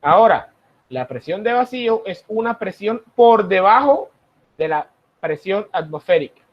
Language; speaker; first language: Spanish; native; Spanish